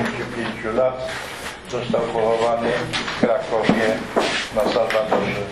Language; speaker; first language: Polish; native; Polish